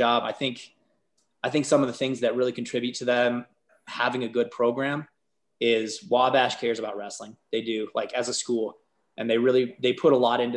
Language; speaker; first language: English; native; English